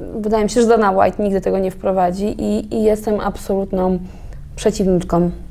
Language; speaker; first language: Polish; native; Polish